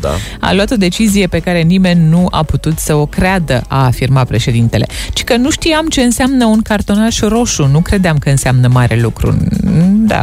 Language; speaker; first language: Romanian; native; Romanian